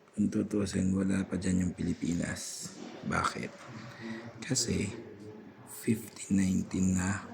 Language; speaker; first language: Filipino; native; Filipino